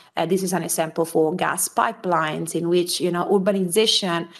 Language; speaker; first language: English; non-native, fluent; Italian